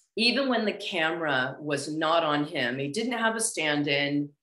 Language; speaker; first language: English; native; English